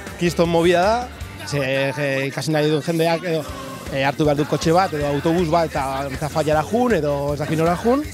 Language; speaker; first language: Basque; non-native, local second language; Spanish